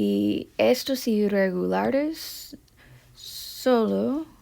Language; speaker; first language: Spanish; non-native, fluent; English